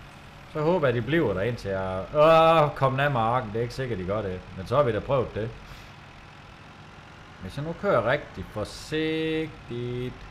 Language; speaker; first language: Danish; native; Danish